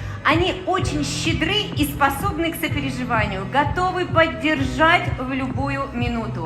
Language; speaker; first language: Russian; native; Russian